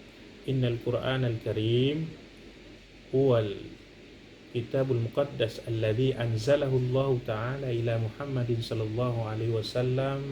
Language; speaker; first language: Arabic; non-native, fluent; Indonesian